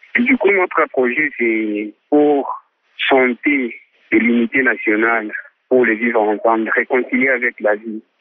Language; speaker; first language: French; non-native, local second language; Swahili